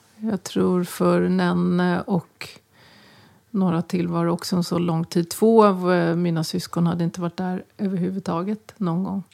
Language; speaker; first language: Swedish; native; Swedish